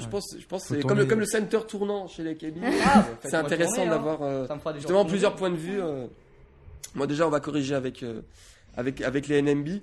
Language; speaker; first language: French; native; French